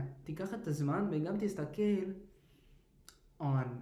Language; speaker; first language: Hebrew; early bilingual, heritage; English